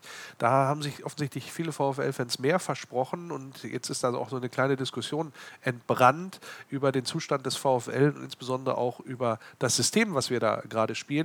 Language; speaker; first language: German; native; German